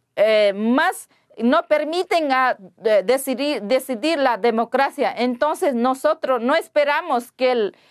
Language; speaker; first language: Spanish; non-native, local second language; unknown